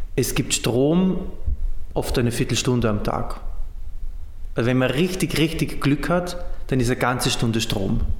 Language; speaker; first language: German; native; German